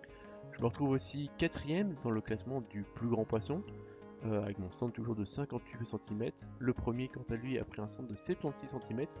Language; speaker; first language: French; native; French